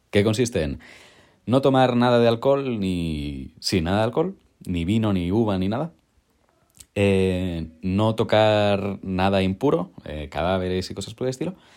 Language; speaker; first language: Spanish; native; Spanish